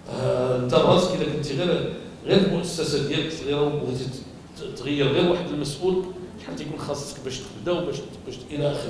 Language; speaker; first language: Arabic; native; Arabic